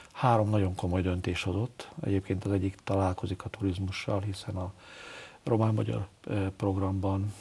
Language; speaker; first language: Hungarian; native; Hungarian